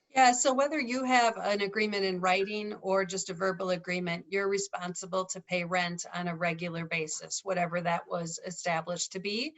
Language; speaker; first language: English; native; English